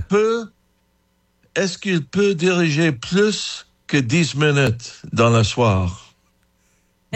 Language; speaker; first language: French; non-native, learner; English